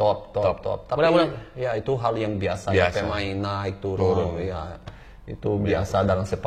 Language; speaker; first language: Indonesian; non-native, fluent; Portuguese